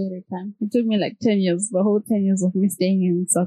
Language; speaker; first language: English; non-native, local second language; Shona